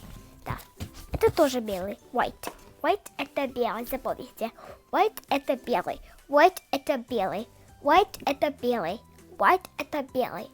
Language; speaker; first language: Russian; early bilingual, heritage; Russian